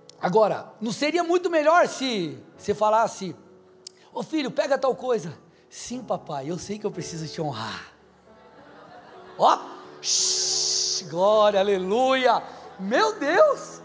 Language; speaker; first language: Portuguese; native; Portuguese